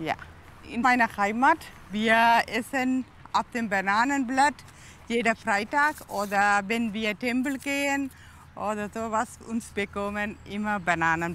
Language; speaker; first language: German; non-native, learner; Tamil